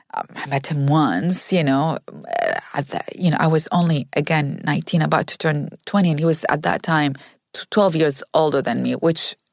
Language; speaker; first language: English; non-native, fluent; Arabic